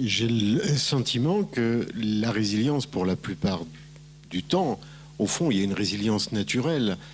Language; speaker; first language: French; native; French